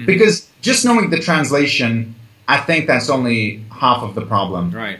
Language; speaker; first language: English; early bilingual, other home language; Chechen